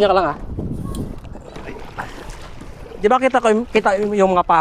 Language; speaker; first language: Filipino; non-native, local second language; Aklanon